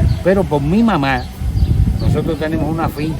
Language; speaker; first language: Spanish; native; Spanish